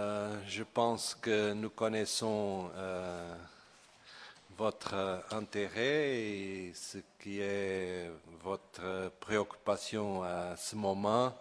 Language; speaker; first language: French; non-native, fluent; Portuguese